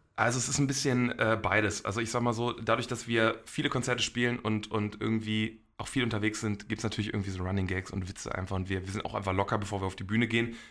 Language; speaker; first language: German; early bilingual, other home language; Polish